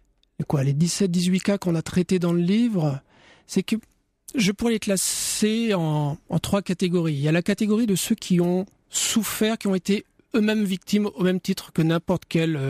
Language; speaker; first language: French; native; French